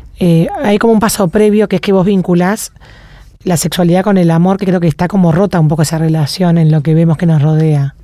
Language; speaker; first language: Spanish; native; Spanish